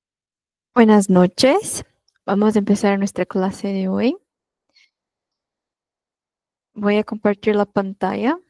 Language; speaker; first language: Spanish; non-native, fluent; Portuguese